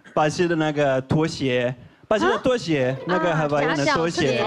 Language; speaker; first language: Chinese; non-native, learner; Portuguese